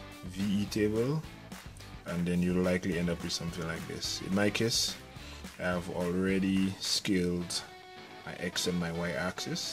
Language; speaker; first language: English; native; English